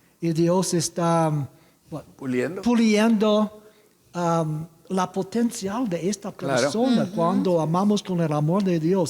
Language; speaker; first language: Spanish; non-native, learner; English